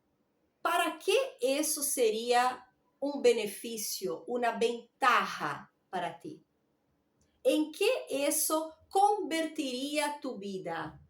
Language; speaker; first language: Spanish; non-native, fluent; Portuguese